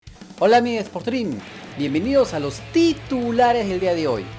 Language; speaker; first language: Spanish; native; Spanish